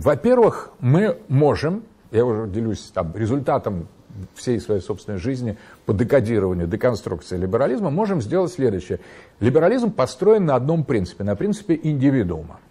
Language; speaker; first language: Russian; native; Russian